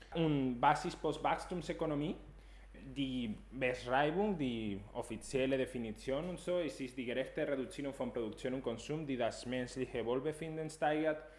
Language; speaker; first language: German; non-native, fluent; Spanish